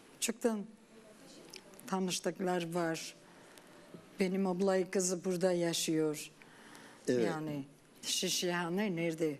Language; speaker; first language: Turkish; non-native, learner; Armenian